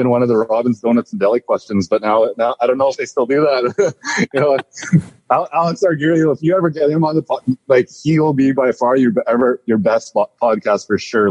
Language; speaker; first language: English; native; English